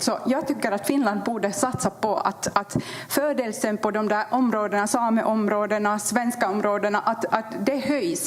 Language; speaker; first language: Swedish; non-native, fluent; Kurdish